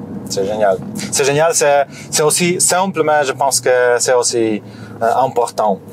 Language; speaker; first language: French; non-native, learner; Polish